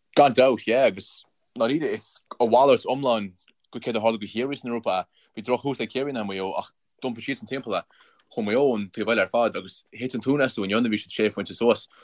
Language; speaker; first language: Irish; native; Irish